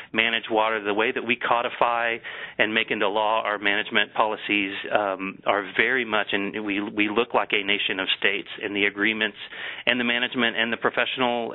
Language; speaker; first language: English; native; English